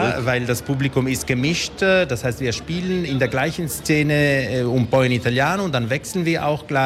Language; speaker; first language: German; non-native, local second language; Italian